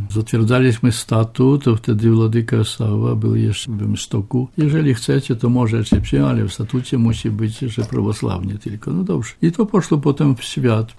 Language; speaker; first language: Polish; non-native, local second language; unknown